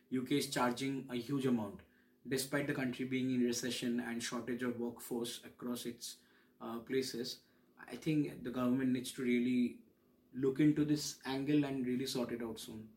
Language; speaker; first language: English; non-native, local second language; Bangla